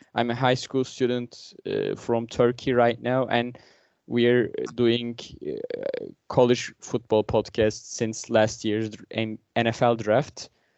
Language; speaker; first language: English; non-native, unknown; Turkish